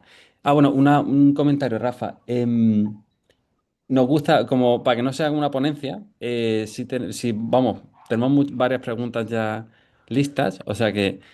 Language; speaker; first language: Spanish; native; Spanish